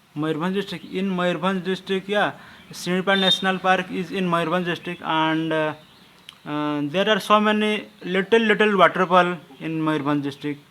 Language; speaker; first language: English; non-native, learner; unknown